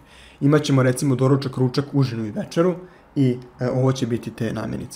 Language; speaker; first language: Serbian; native; Serbian